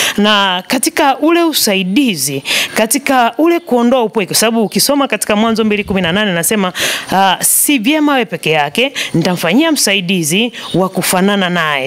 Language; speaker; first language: Swahili; native; Swahili